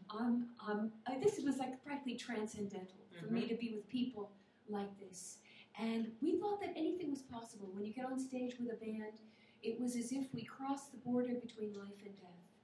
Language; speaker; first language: English; native; English